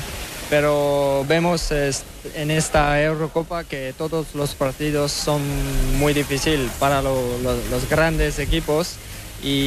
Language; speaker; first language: Spanish; non-native, learner; French